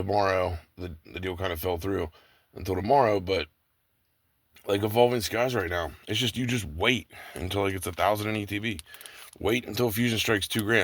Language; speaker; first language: English; native; English